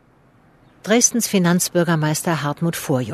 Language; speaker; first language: German; native; German